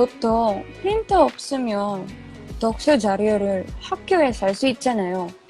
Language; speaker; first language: Korean; non-native, learner; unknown